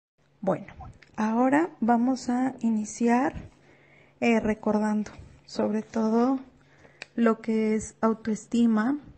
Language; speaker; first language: Spanish; native; Spanish